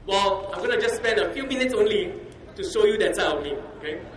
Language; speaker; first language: English; non-native, local second language; Chinese